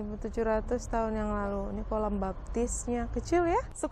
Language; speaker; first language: Indonesian; native; Indonesian